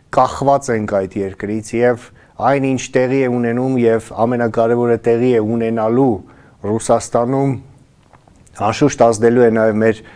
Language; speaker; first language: Armenian; native; Armenian